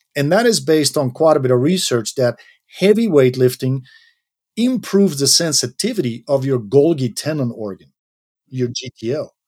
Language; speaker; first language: English; non-native, fluent; Dutch